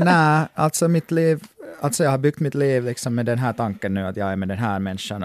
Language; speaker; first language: Swedish; native; Swedish